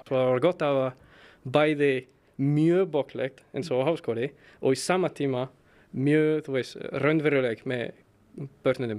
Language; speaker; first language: Icelandic; non-native, learner; French